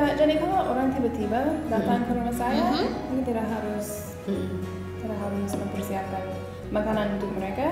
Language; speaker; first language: Indonesian; non-native, fluent; English